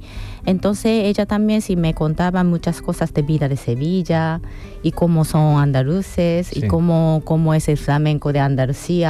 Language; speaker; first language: Spanish; non-native, fluent; Japanese